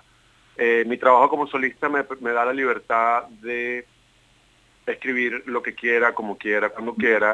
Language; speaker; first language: Spanish; native; Spanish